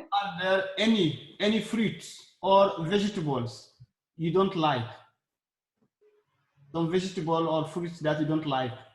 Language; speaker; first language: English; non-native, learner; Arabic